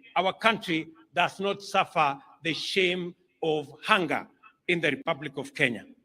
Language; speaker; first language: English; non-native, local second language; Kalenjin